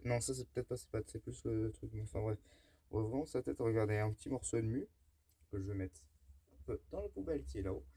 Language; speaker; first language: French; native; French